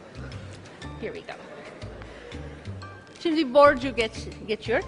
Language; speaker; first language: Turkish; non-native, learner; English